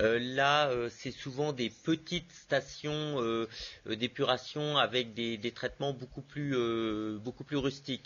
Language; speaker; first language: French; native; French